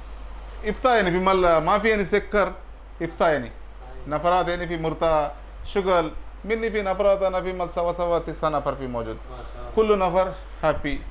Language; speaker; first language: Arabic; non-native, learner; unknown